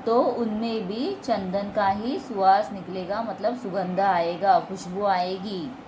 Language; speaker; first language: Hindi; non-native, local second language; Marathi